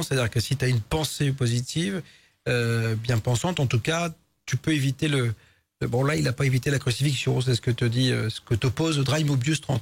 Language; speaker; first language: French; native; French